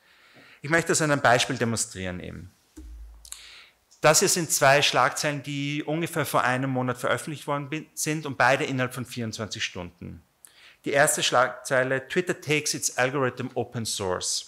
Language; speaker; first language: German; native; German